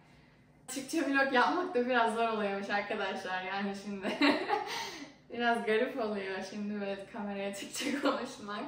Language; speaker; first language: Turkish; early bilingual, heritage; Turkish